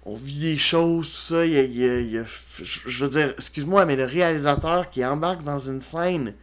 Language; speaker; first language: French; native; French